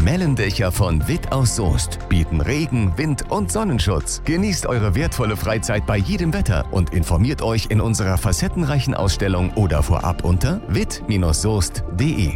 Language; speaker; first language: German; native; German